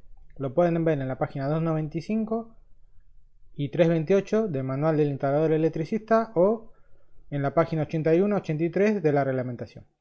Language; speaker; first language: Spanish; native; Spanish